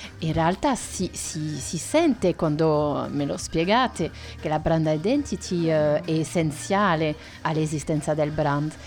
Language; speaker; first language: Italian; non-native, fluent; French